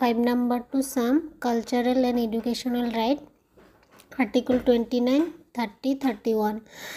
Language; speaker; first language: Bangla; non-native, local second language; Assamese